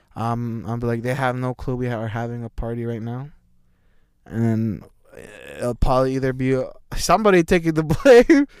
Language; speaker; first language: English; native; English